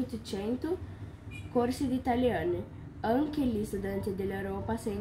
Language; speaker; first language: Italian; non-native, learner; Portuguese